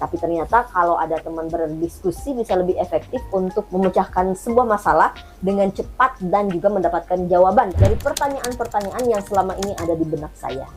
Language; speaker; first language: Indonesian; native; Indonesian